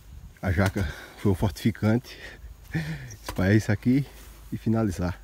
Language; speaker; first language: Portuguese; native; Portuguese